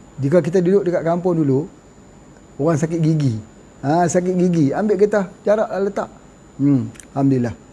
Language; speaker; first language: Malay; native; Malay